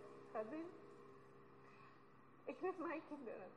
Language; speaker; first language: Dutch; non-native, learner; Persian